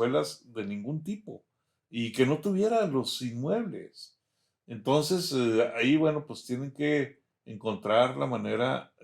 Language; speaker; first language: Spanish; native; Spanish